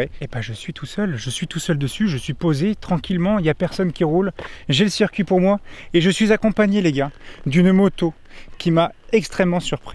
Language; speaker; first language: French; native; French